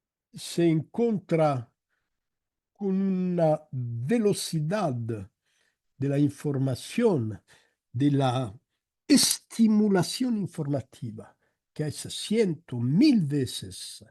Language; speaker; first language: Spanish; non-native, fluent; Italian